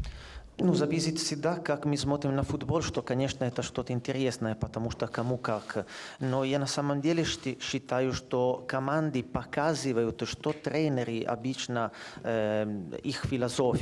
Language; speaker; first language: Russian; non-native, fluent; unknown